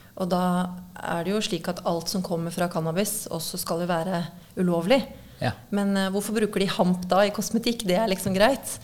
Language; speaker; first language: Norwegian; native; Norwegian